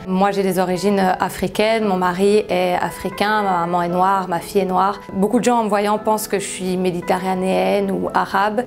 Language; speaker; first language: French; native; French